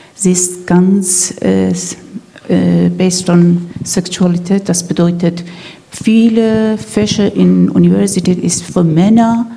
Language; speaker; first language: German; non-native, fluent; Persian